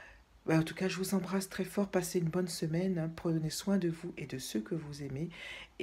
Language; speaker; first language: French; native; French